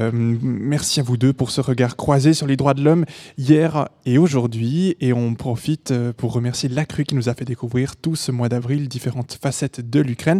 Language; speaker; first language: French; native; French